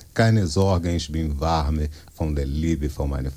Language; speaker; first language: German; non-native, learner; Portuguese